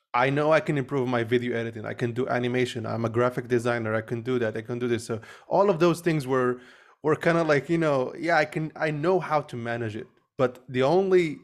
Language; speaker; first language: English; early bilingual, other home language; Arabic